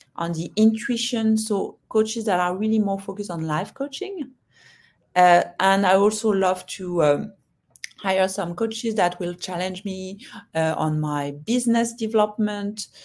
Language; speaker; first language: English; non-native, fluent; French